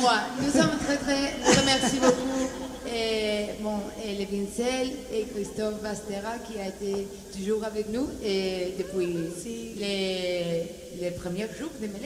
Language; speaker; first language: French; non-native, learner; Spanish